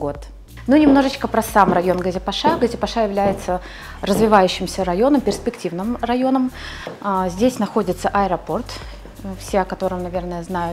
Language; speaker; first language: Russian; native; Russian